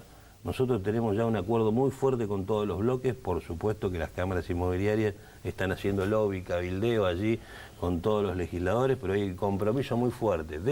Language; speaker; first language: Spanish; native; Spanish